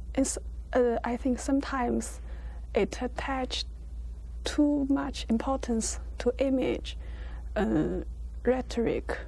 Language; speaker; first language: English; non-native, learner; Chinese